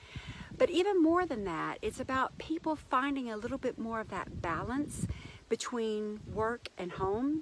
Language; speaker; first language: English; native; English